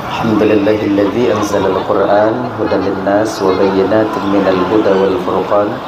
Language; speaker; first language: Malay; non-native, local second language; Achinese